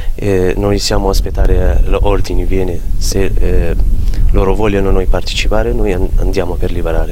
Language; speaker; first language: Italian; non-native, learner; Kurdish